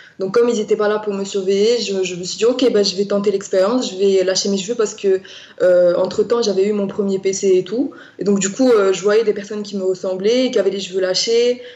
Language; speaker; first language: French; non-native, local second language; Arabic